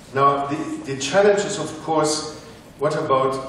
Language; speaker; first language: English; non-native, fluent; German